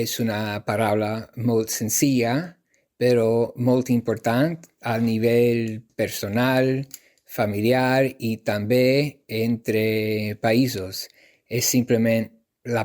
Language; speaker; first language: Catalan; non-native, learner; English